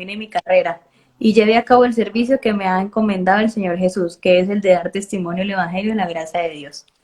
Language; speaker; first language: Spanish; native; Spanish